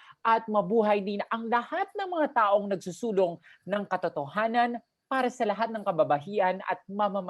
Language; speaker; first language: Filipino; native; Filipino